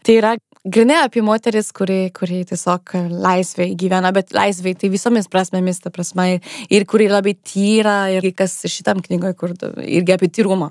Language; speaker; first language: Lithuanian; non-native, fluent; French